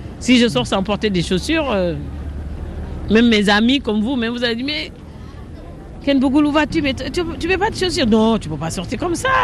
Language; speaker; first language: French; non-native, local second language; Wolof